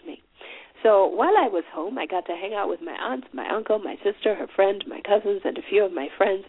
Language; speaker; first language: English; non-native, local second language; Shona